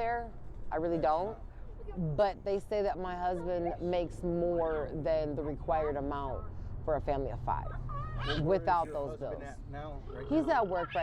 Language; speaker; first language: English; native; English